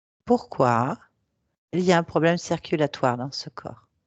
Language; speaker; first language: French; native; French